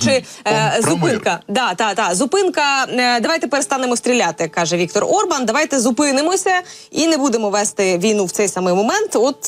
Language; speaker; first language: Ukrainian; native; Ukrainian